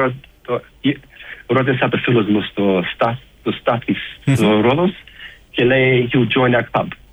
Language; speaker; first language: Greek; early bilingual, heritage; English